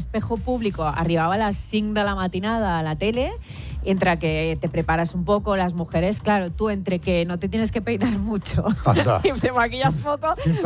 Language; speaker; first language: Catalan; non-native, local second language; Spanish